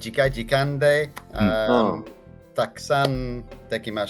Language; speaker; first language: Japanese; non-native, learner; English